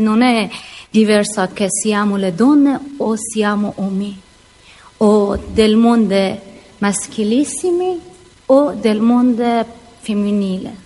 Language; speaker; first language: Italian; non-native, learner; Persian